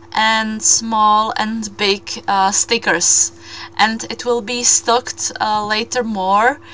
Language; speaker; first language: English; non-native, fluent; Czech